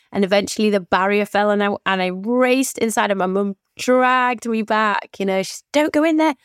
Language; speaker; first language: English; native; English